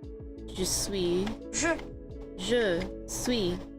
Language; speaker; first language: French; non-native, learner; English